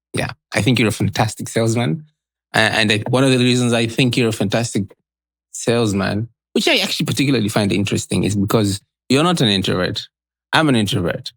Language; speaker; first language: English; non-native, local second language; Swahili